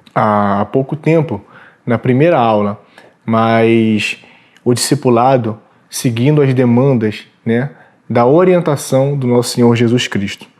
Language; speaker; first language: Portuguese; native; Portuguese